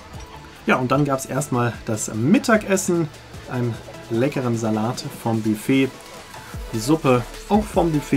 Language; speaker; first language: German; native; German